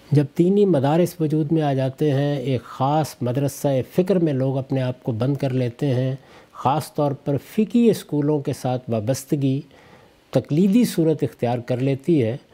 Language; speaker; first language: Urdu; native; Urdu